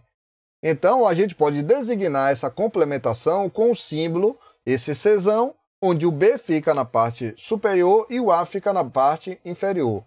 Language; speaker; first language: Portuguese; native; Portuguese